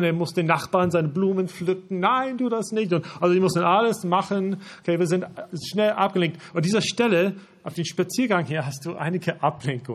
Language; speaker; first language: German; non-native, fluent; English